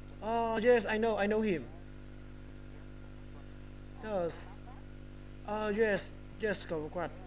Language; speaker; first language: English; non-native, learner; Vietnamese